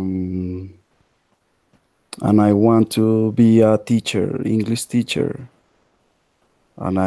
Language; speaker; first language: English; non-native, learner; Spanish